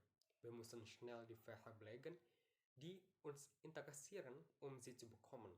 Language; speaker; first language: German; non-native, learner; Indonesian